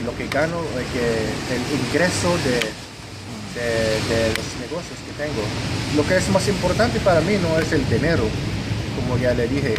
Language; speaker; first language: Spanish; non-native, fluent; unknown